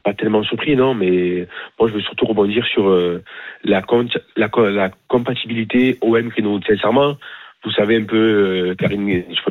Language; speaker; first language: French; native; French